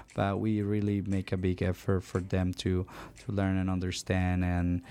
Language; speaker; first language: English; non-native, fluent; Spanish